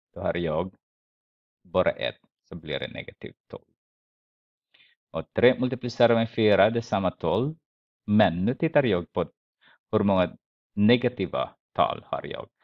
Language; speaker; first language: Swedish; non-native, fluent; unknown